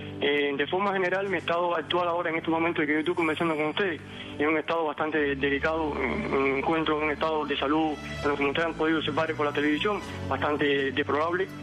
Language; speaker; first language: Spanish; native; Spanish